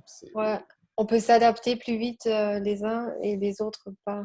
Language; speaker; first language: French; non-native, learner; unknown